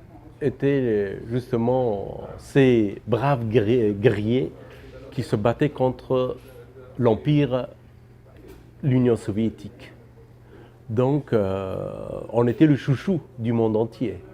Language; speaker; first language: French; non-native, fluent; Persian